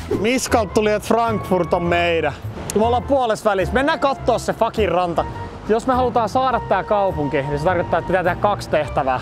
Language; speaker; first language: Finnish; native; Finnish